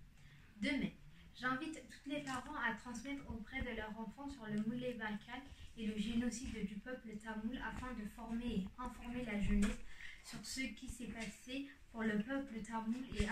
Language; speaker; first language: French; early bilingual, other home language; Tamil